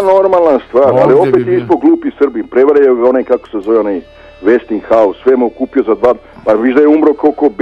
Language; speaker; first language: Serbian; native; Serbian